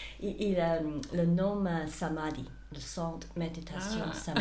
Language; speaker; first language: French; non-native, fluent; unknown